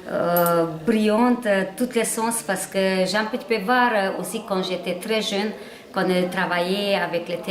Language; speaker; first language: French; non-native, learner; Hungarian